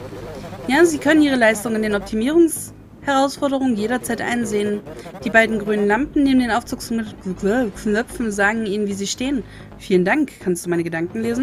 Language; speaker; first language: German; native; German